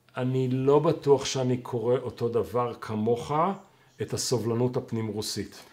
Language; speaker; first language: Hebrew; native; Hebrew